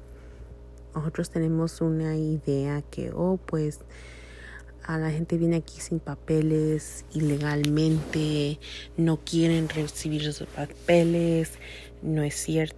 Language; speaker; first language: Spanish; early bilingual, heritage; Spanish